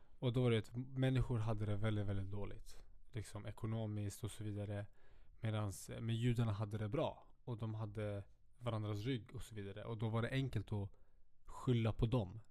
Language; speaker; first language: Swedish; early bilingual, other home language; Kurdish